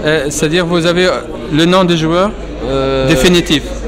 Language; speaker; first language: French; non-native, local second language; Arabic